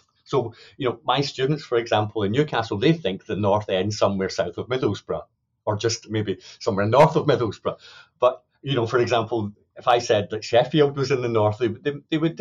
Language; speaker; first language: English; native; English